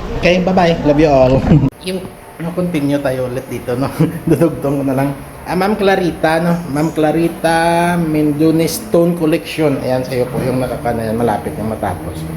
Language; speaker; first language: Filipino; non-native, local second language; Hiligaynon